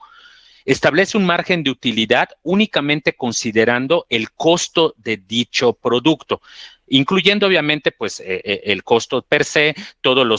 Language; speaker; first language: Spanish; native; Spanish